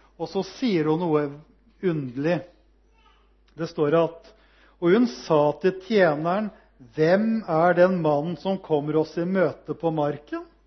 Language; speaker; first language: Norwegian; native; Norwegian